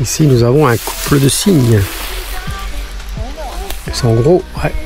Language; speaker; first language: French; native; French